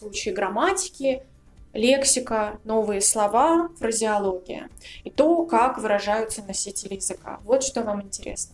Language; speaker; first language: Russian; native; Russian